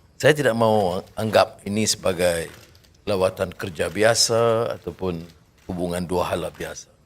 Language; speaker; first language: Malay; native; Malay